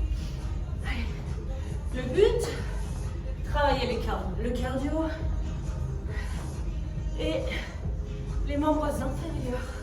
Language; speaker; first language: French; native; French